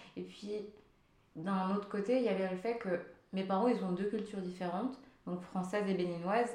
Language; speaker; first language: French; early bilingual, other home language; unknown